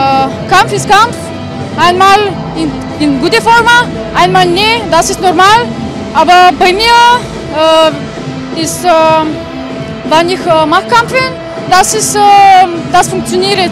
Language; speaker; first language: German; non-native, learner; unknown